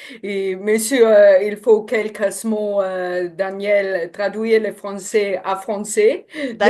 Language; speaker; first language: French; non-native, learner; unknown